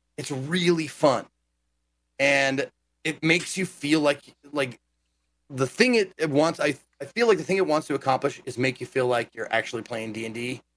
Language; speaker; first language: English; native; English